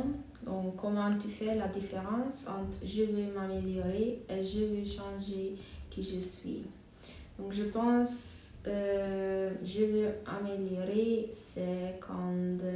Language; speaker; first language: French; non-native, learner; Hungarian